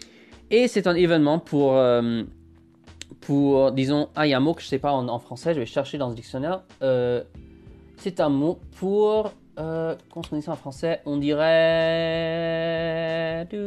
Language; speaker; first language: French; non-native, fluent; English